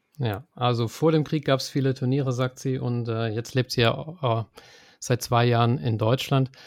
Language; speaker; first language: German; native; German